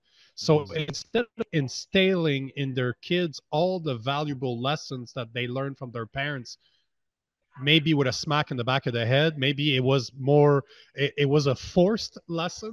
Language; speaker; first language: English; native; English